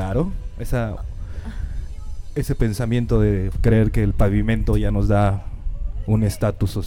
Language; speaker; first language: Spanish; native; Spanish